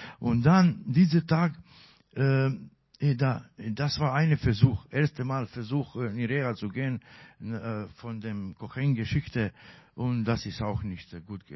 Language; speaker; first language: German; non-native, learner; Croatian